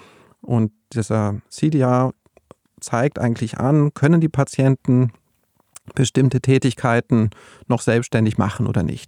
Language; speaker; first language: German; native; German